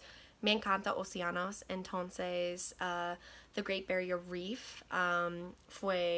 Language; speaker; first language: Spanish; non-native, learner; English